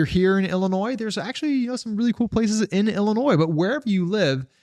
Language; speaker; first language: English; native; English